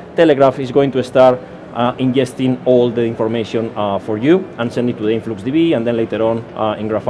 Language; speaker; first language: English; non-native, fluent; Spanish